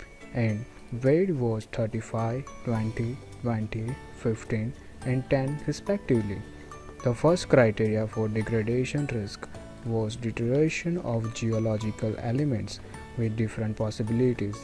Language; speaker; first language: English; non-native, fluent; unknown